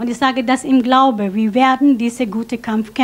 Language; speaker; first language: German; non-native, fluent; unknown